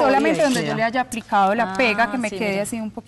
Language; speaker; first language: Spanish; native; Spanish